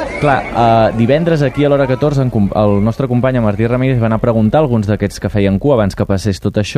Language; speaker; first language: Catalan; native; Catalan